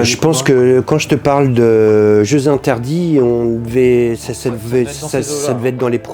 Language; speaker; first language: French; native; French